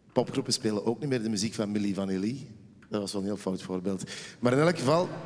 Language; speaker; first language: Dutch; native; Dutch